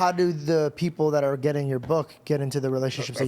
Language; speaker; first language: English; native; English